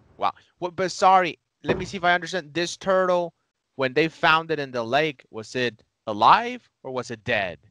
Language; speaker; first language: English; non-native, fluent; Spanish